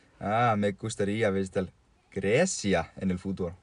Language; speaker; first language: Spanish; non-native, learner; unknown